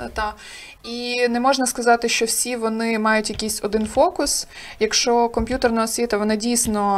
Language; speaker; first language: Ukrainian; native; Ukrainian